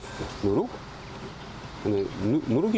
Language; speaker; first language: Korean; non-native, learner; French